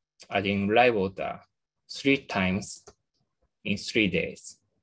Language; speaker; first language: English; non-native, learner; Japanese